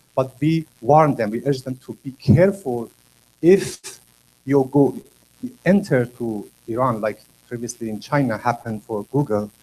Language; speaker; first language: English; non-native, learner; Persian